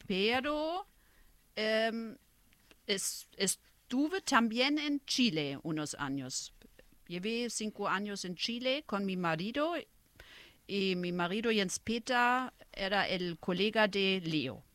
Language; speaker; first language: Spanish; non-native, fluent; German